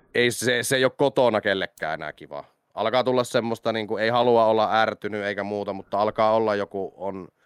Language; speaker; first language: Finnish; native; Finnish